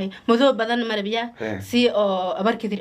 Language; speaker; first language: Somali; non-native, learner; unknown